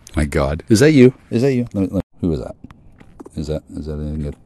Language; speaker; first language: English; native; English